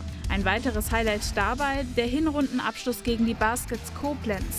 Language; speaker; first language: German; native; German